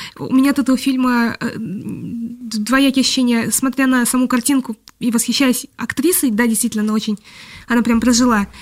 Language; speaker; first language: Russian; non-native, local second language; Kyrgyz